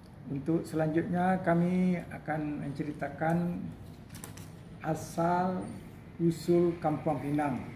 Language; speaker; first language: Indonesian; non-native, local second language; Minangkabau